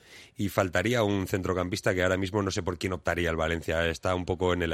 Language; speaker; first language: Spanish; native; Spanish